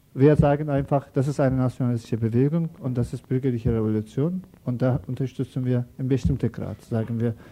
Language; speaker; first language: German; non-native, learner; Turkish